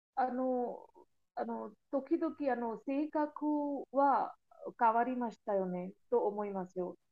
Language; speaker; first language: Japanese; non-native, learner; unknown